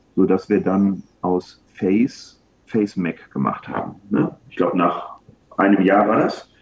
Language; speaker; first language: German; native; German